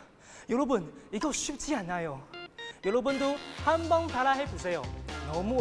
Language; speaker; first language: Korean; non-native, learner; Chinese